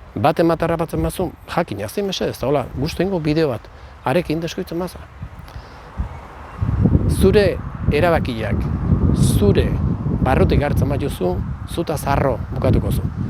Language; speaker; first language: Basque; native; Basque